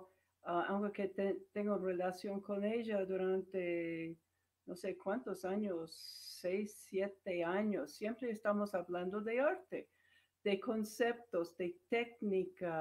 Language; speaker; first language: Spanish; non-native, fluent; English